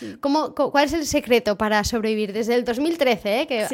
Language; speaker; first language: Spanish; non-native, local second language; Catalan